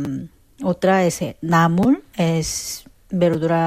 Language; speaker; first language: Spanish; non-native, fluent; Korean